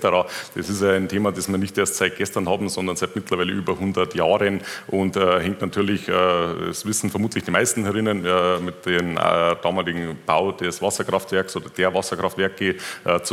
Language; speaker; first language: German; native; German